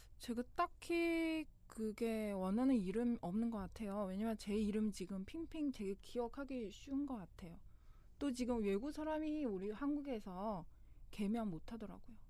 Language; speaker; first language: Korean; non-native, fluent; Chinese